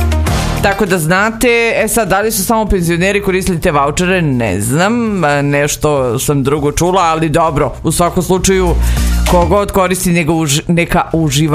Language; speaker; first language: Serbian; native; Serbian